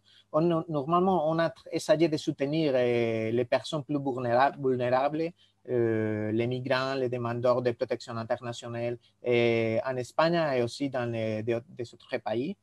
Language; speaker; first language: French; non-native, fluent; Spanish